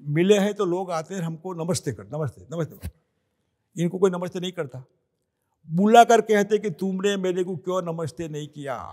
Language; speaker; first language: Hindi; non-native, local second language; Gujarati